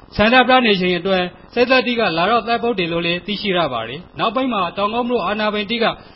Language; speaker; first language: Burmese; native; Burmese